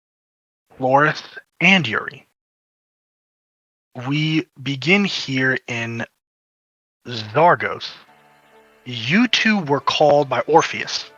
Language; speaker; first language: English; native; English